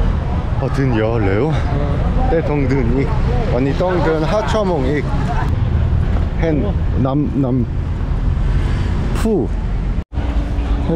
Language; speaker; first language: Thai; non-native, learner; Korean